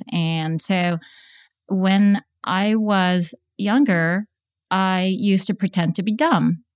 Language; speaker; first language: English; non-native, fluent; Japanese